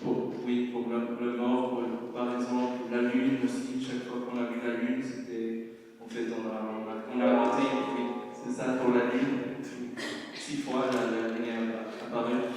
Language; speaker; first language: French; non-native, fluent; English